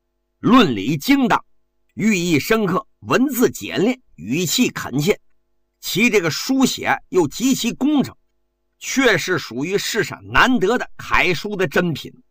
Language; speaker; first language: Chinese; native; Chinese